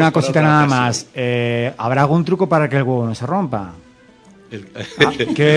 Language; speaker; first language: Spanish; native; Spanish